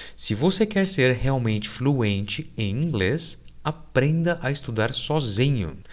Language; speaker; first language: English; non-native, fluent; Portuguese